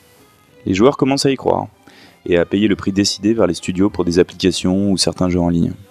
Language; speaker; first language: French; native; French